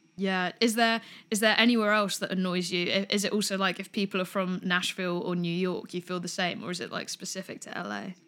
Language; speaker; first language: English; native; English